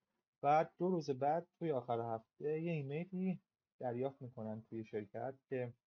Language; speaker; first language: Persian; native; Persian